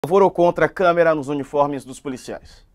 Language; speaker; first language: Portuguese; native; Portuguese